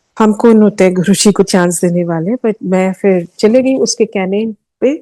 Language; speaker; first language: Hindi; early bilingual, heritage; Hindi